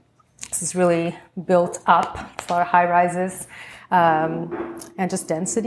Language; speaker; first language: English; native; English